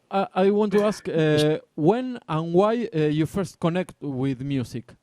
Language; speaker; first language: English; non-native, fluent; Spanish